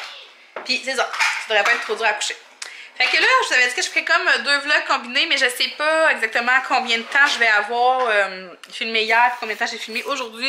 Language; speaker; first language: French; native; French